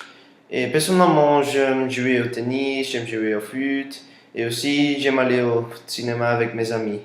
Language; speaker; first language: French; non-native, learner; Spanish